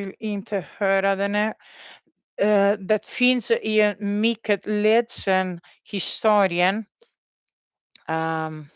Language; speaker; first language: Swedish; non-native, learner; Italian